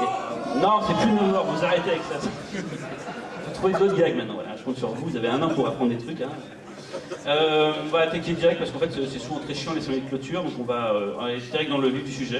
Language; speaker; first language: French; native; French